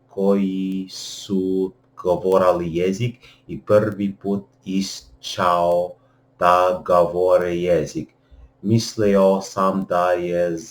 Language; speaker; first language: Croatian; non-native, learner; English